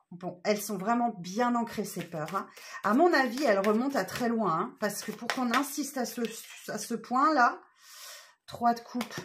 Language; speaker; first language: French; native; French